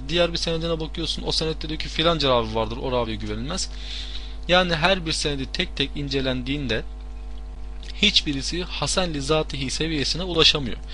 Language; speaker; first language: Turkish; non-native, fluent; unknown